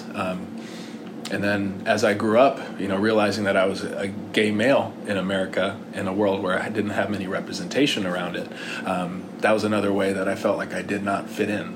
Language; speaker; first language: English; native; English